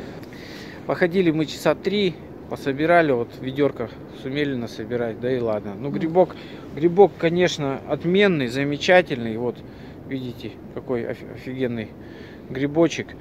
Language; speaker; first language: Russian; native; Russian